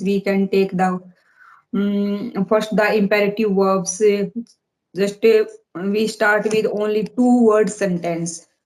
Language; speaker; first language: English; non-native, learner; Hindi